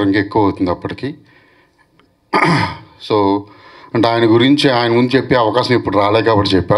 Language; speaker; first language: Telugu; native; Telugu